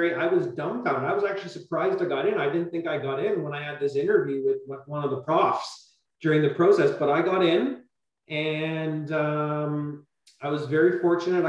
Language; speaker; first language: English; native; English